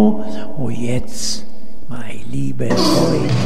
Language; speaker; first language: German; non-native, fluent; Italian